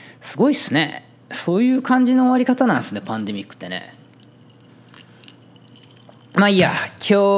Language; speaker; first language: Japanese; native; Japanese